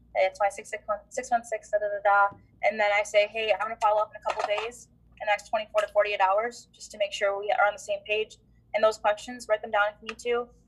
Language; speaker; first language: English; native; English